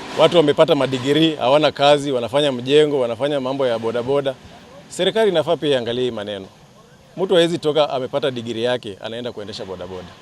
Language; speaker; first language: Swahili; non-native, local second language; Luyia